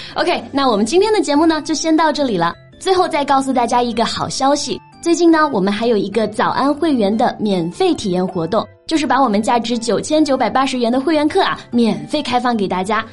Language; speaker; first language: Chinese; native; Chinese